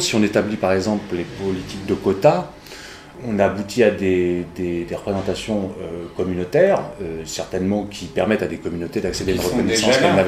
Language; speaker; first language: French; native; French